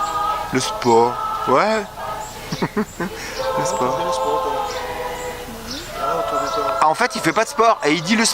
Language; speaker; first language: French; native; French